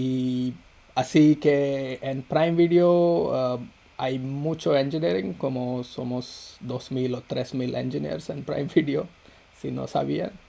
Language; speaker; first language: Spanish; non-native, fluent; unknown